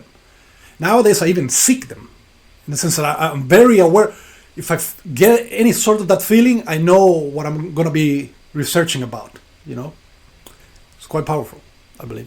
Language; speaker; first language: English; non-native, fluent; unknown